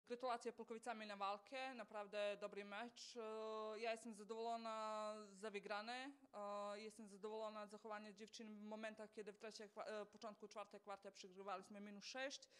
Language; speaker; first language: Polish; non-native, fluent; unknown